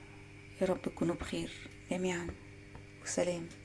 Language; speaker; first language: Arabic; native; Arabic